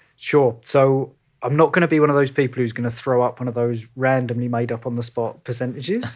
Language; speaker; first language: English; native; English